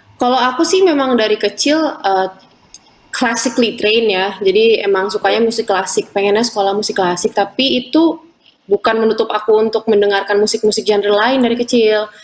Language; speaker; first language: Indonesian; native; Indonesian